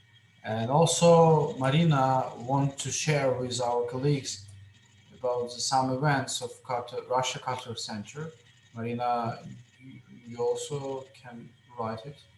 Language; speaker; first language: English; non-native, fluent; Russian